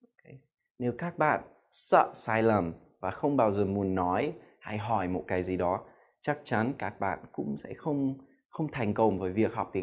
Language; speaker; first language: Vietnamese; non-native, fluent; English